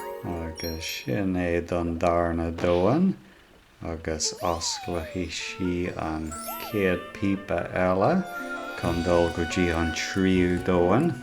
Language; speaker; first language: Irish; non-native, local second language; English